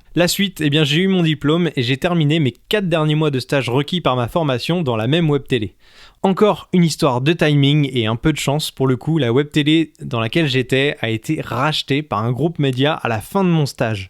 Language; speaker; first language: French; native; French